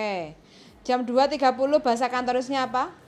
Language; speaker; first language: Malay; non-native, local second language; Javanese